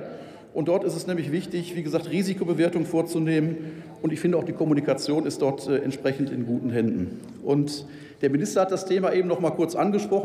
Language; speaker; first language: German; native; German